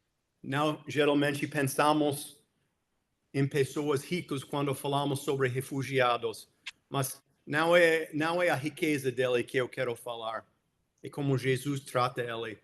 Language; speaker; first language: Portuguese; non-native, fluent; English